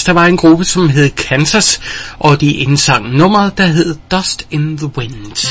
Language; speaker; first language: Danish; native; Danish